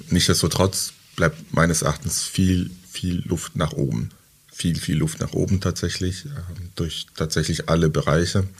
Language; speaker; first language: German; early bilingual, other home language; French